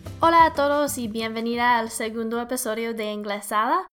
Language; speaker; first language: Spanish; non-native, learner; English